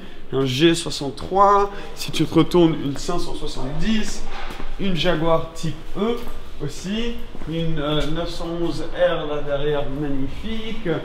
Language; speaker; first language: French; native; French